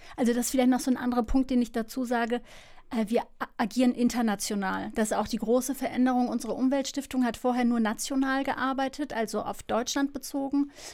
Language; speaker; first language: German; early bilingual, other home language; Turkish